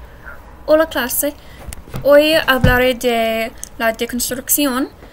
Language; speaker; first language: Spanish; non-native, learner; English